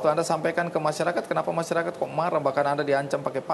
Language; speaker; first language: Indonesian; native; Indonesian